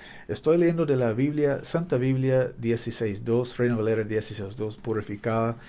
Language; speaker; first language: Spanish; non-native, learner; English